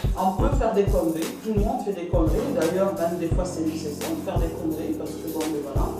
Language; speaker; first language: French; early bilingual, other home language; Arabic